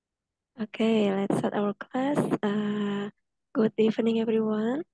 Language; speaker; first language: English; non-native, fluent; Indonesian